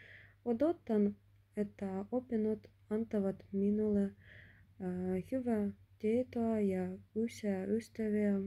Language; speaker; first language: Finnish; non-native, learner; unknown